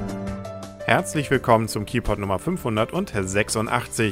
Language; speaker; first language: German; native; German